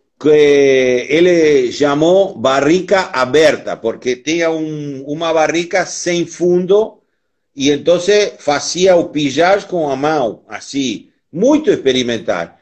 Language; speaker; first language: Portuguese; non-native, learner; Spanish